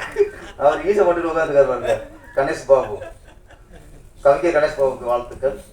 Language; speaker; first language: Tamil; native; Tamil